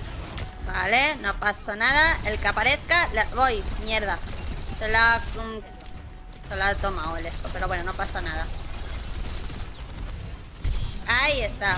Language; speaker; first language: Spanish; native; Spanish